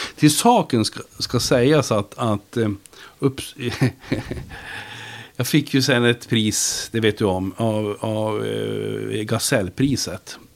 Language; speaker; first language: Swedish; native; Swedish